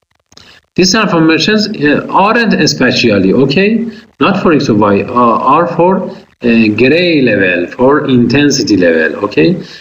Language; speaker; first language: English; non-native, fluent; Persian